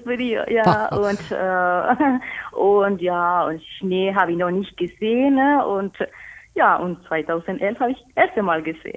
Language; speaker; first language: German; non-native, learner; Spanish